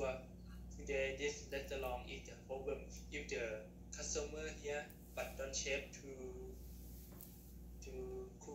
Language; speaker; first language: English; non-native, learner; Thai